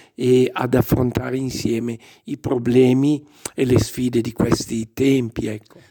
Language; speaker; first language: Italian; native; Italian